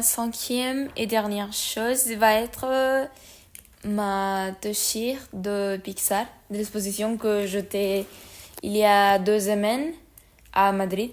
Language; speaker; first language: French; non-native, learner; Spanish